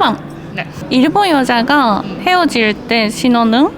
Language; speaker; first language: Korean; non-native, local second language; Japanese